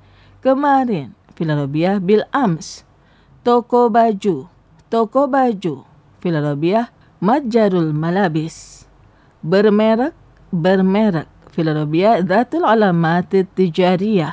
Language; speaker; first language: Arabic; non-native, fluent; Indonesian